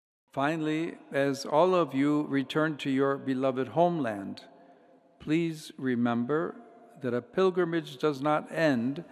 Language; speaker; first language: English; native; English